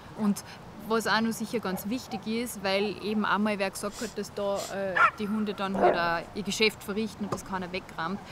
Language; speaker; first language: German; native; German